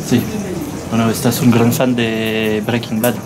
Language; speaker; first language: Spanish; non-native, learner; French